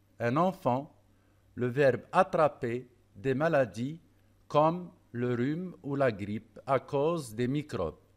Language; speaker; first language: French; non-native, local second language; Arabic